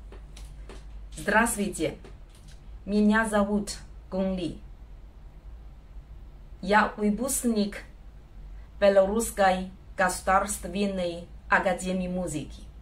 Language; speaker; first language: Russian; non-native, learner; Chinese